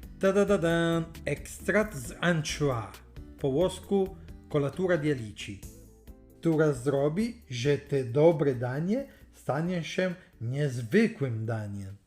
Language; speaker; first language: Polish; non-native, learner; Italian